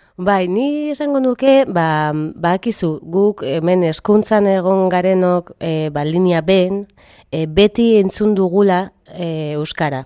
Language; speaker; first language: Basque; non-native, local second language; Spanish